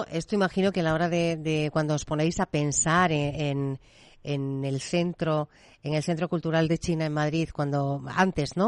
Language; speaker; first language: Spanish; native; Spanish